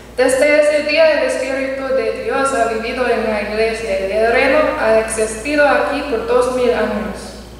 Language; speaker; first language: Spanish; non-native, learner; English